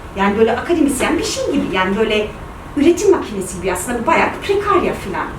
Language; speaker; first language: Turkish; early bilingual, heritage; Turkish